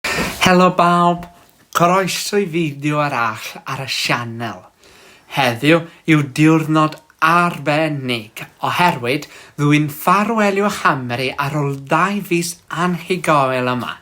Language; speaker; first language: Welsh; non-native, learner; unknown